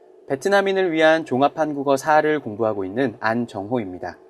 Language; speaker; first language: Korean; native; Korean